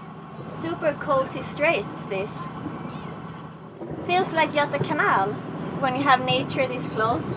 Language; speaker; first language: English; non-native, fluent; Swedish